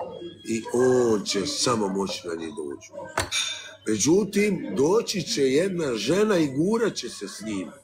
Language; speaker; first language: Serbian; early bilingual, heritage; Bosnian